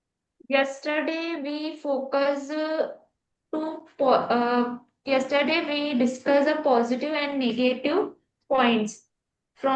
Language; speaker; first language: English; non-native, learner; Hindi